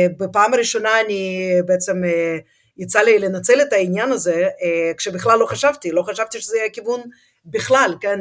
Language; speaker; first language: Hebrew; non-native, fluent; Russian